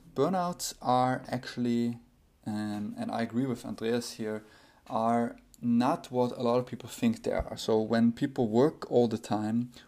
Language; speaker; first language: English; non-native, fluent; German